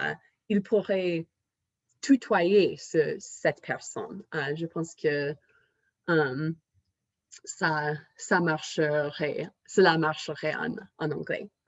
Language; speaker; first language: French; non-native, fluent; English